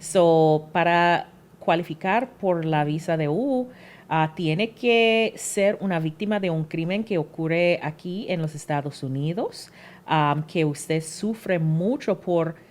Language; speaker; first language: Spanish; non-native, learner; English